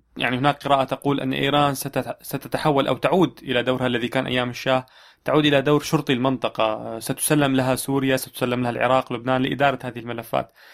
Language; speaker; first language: Arabic; native; Arabic